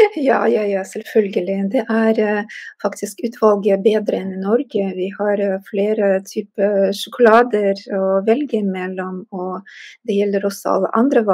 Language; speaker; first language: Norwegian; non-native, fluent; Russian